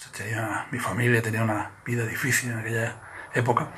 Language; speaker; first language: Spanish; native; Spanish